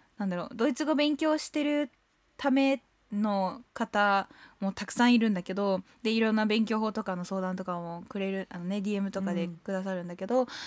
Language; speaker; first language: Japanese; early bilingual, heritage; Japanese